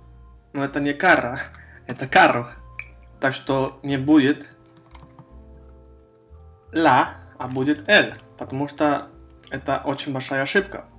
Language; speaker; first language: Russian; non-native, fluent; Spanish